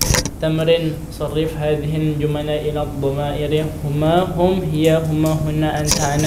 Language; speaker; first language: Arabic; non-native, learner; Indonesian